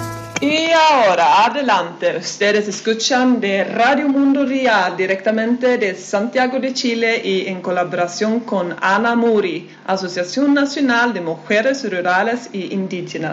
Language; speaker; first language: Spanish; non-native, learner; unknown